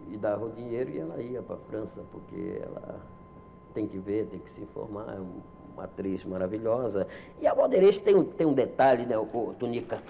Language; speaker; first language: Portuguese; native; Portuguese